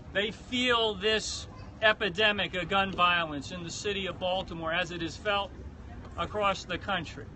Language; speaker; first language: English; native; English